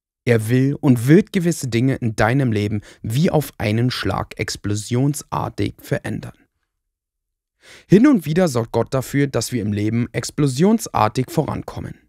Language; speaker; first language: German; native; German